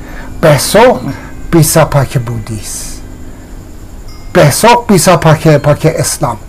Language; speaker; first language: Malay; non-native, learner; Persian